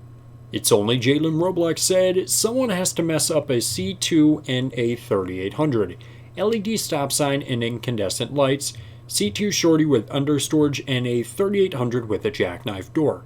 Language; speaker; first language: English; native; English